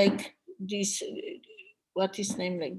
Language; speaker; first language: English; non-native, learner; Polish